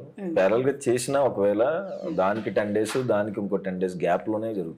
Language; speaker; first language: Telugu; native; Telugu